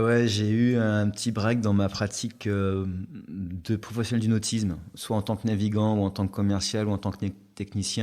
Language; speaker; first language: French; native; French